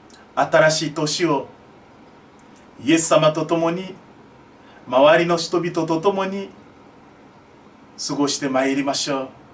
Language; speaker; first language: Japanese; non-native, fluent; French